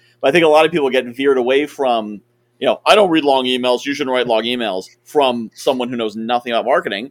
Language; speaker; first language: English; native; English